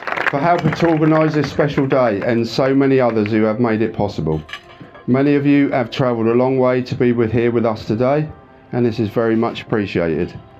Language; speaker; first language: English; native; English